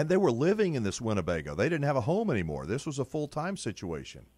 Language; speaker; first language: English; native; English